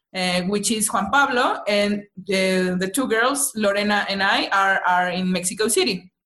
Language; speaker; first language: English; non-native, fluent; Spanish